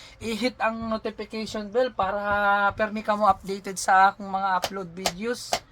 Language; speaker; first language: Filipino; non-native, local second language; Bikol